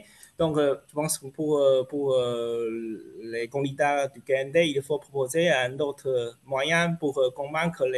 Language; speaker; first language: French; non-native, fluent; Chinese